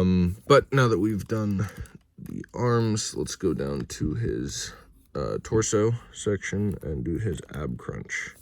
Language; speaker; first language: English; native; English